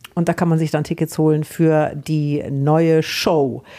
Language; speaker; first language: German; native; German